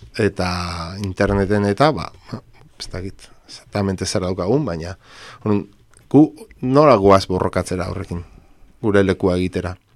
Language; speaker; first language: Basque; non-native, local second language; Spanish